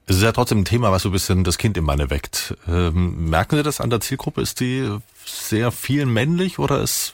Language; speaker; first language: German; native; German